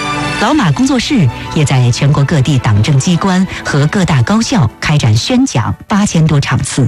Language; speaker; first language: Chinese; native; Chinese